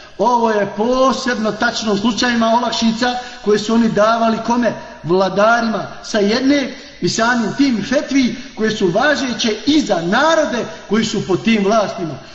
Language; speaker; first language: Bosnian; native; Bosnian